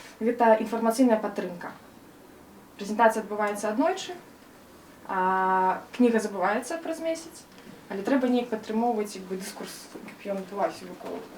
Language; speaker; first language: Belarusian; non-native, local second language; Russian